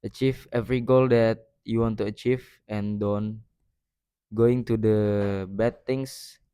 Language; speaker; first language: English; non-native, learner; Indonesian